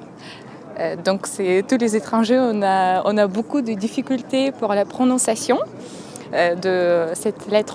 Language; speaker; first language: French; non-native, fluent; Romanian